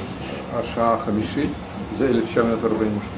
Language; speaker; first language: Hebrew; non-native, learner; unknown